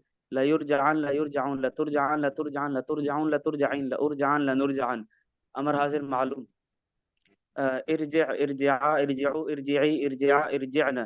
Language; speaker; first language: Arabic; non-native, learner; Urdu